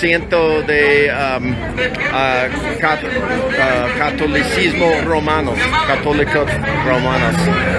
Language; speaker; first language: Spanish; non-native, learner; English